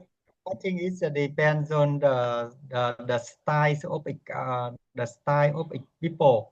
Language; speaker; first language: English; non-native, learner; Vietnamese